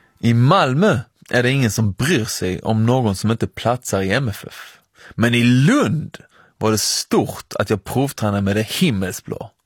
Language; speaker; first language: Swedish; early bilingual, other home language; Persian